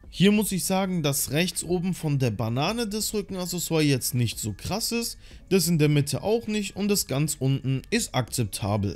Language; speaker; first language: German; native; German